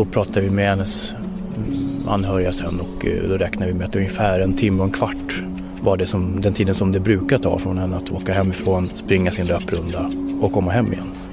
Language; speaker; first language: Swedish; native; Swedish